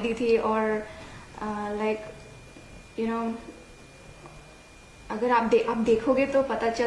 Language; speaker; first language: Hindi; non-native, local second language; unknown